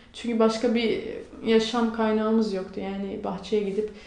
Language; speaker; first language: Turkish; non-native, local second language; Kurdish